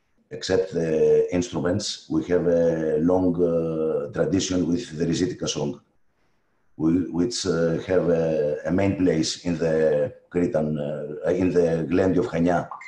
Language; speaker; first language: English; non-native, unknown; Greek